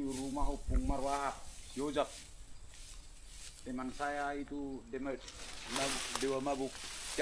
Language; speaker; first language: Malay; non-native, local second language; Batak Toba